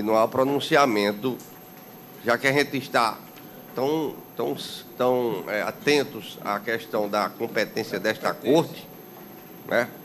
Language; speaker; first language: Portuguese; native; Portuguese